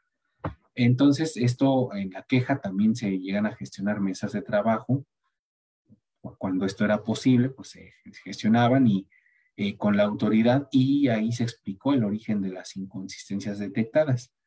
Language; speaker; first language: Spanish; native; Spanish